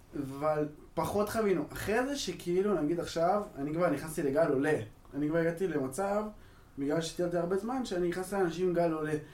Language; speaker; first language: Hebrew; native; Hebrew